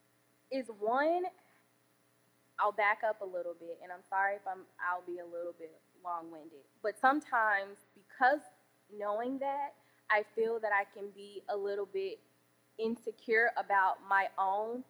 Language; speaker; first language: English; native; English